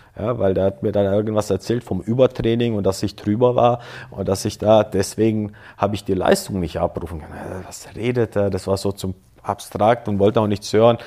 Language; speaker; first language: German; early bilingual, other home language; Croatian